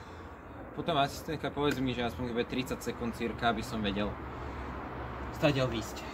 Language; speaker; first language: Slovak; native; Slovak